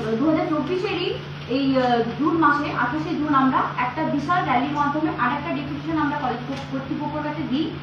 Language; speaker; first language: Bangla; non-native, local second language; Santali